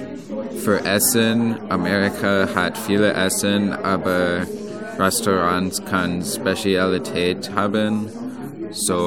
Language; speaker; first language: German; non-native, learner; English